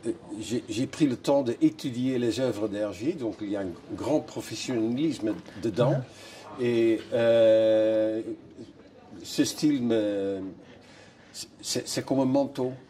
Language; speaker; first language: French; non-native, fluent; Dutch